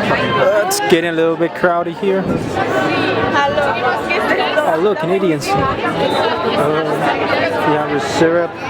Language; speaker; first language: English; non-native, learner; Spanish